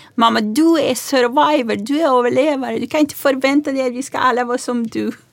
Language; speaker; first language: Swedish; non-native, fluent; Persian